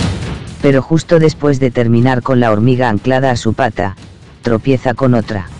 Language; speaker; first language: Spanish; native; Spanish